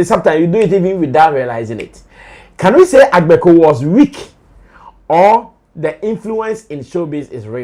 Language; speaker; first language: English; non-native, local second language; Akan